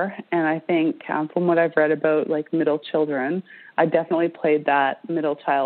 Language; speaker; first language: English; native; English